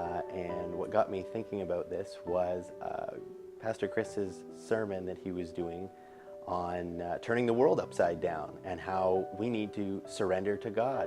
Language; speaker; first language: English; native; English